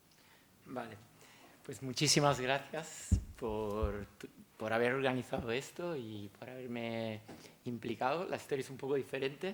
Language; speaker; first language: Spanish; non-native, fluent; Italian